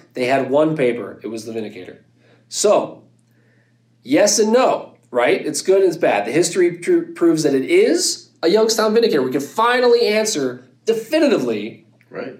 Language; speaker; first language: English; native; English